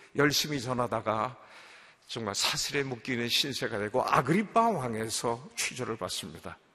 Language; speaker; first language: Korean; native; Korean